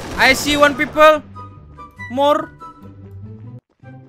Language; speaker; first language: English; non-native, learner; Indonesian